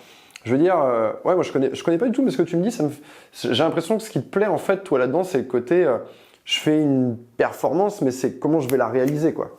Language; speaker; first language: French; native; French